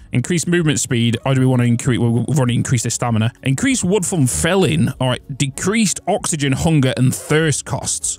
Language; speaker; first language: English; native; English